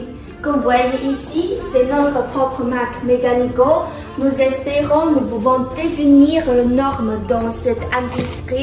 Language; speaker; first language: French; non-native, learner; Chinese